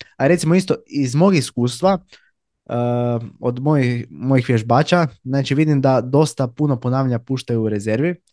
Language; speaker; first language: Croatian; native; Croatian